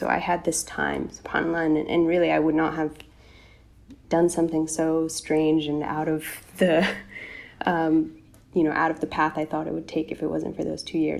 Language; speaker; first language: English; native; English